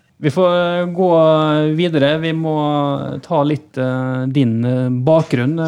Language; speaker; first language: Norwegian; native; Norwegian